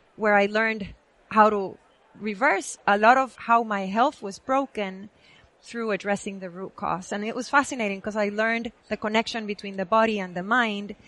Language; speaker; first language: English; non-native, fluent; Spanish